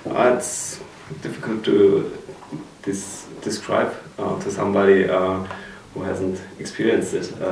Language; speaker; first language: English; non-native, fluent; German